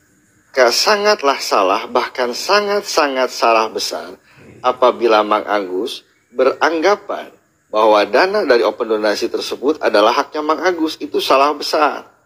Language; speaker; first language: Indonesian; native; Indonesian